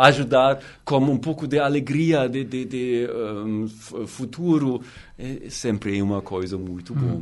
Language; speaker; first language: Portuguese; non-native, learner; German